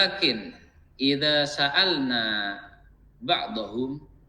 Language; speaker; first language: Arabic; non-native, fluent; Indonesian